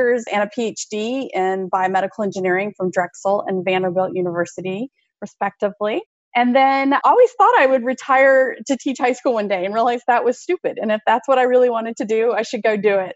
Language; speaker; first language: English; native; English